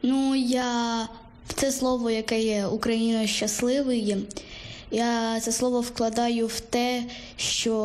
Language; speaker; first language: Ukrainian; early bilingual, heritage; Ukrainian